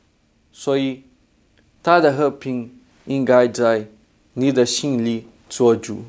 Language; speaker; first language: Chinese; non-native, fluent; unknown